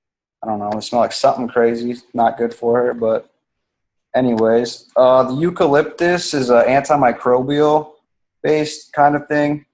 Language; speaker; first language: English; native; English